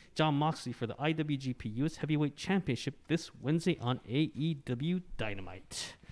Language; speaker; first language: English; non-native, fluent; Japanese